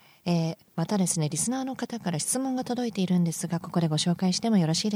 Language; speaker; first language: Japanese; native; Japanese